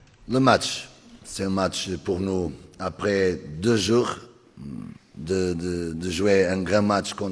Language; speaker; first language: French; non-native, learner; Portuguese